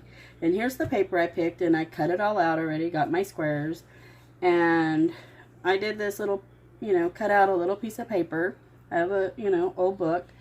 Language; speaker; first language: English; native; English